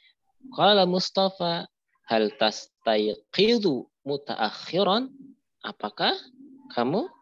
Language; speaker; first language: Arabic; non-native, fluent; Indonesian